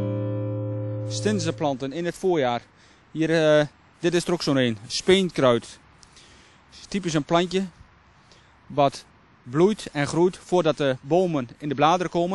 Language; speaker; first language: Dutch; native; Dutch